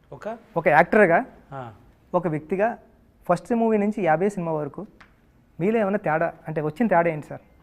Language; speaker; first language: Telugu; native; Telugu